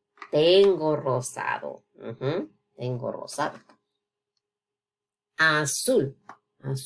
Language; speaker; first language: Spanish; non-native, fluent; English